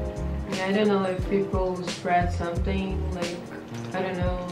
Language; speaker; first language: English; non-native, fluent; Portuguese